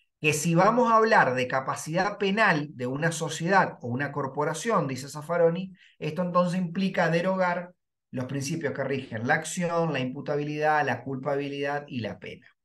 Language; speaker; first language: Spanish; native; Spanish